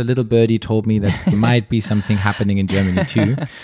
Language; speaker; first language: English; non-native, fluent; German